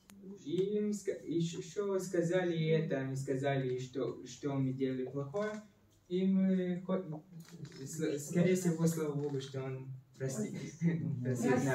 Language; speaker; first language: Russian; early bilingual, heritage; Russian